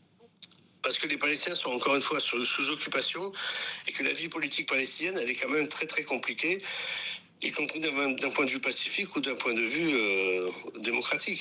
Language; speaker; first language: French; native; French